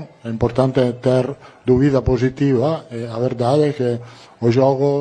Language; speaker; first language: Portuguese; non-native, learner; Italian